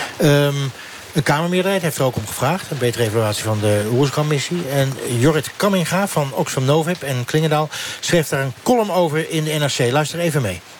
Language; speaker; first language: Dutch; native; Dutch